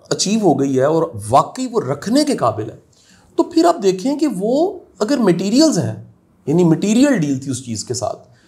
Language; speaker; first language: Urdu; non-native, local second language; Punjabi